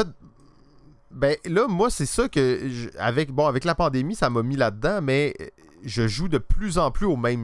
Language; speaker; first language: French; native; French